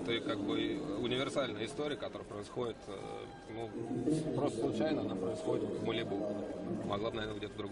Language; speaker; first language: Russian; native; Russian